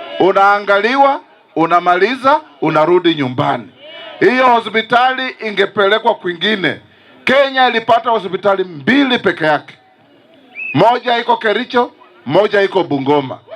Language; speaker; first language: Swahili; non-native, local second language; Luyia